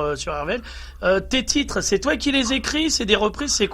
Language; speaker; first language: French; native; French